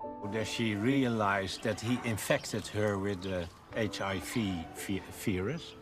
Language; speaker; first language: English; non-native, fluent; Dutch